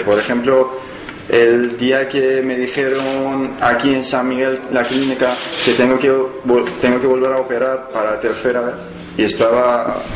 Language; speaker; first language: Spanish; non-native, learner; Persian